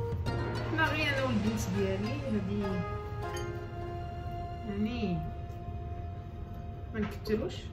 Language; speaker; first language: Arabic; native; Arabic